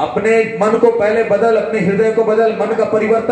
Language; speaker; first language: Hindi; native; Hindi